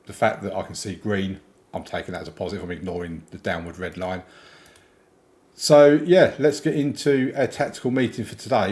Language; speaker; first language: English; native; English